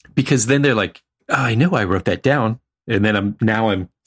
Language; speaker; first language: English; native; English